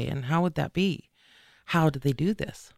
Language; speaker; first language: English; native; English